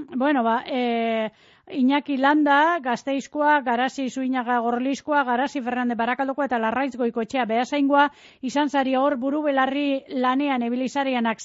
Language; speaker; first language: Basque; native; Basque